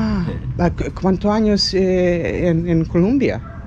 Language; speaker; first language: Spanish; non-native, learner; Serbian